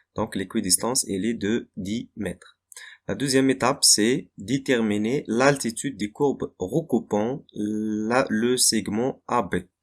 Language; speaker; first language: French; non-native, local second language; Arabic